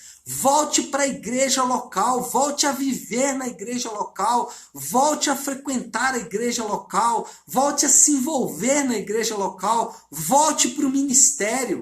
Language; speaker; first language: Portuguese; native; Portuguese